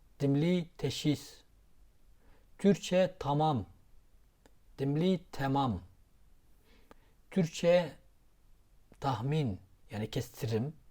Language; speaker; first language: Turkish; non-native, local second language; Zaza